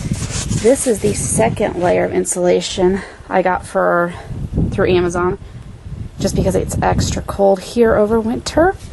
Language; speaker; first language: English; native; English